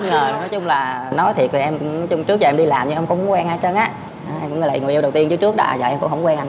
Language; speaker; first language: Vietnamese; native; Vietnamese